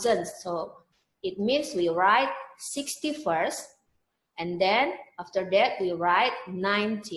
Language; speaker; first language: English; non-native, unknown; Indonesian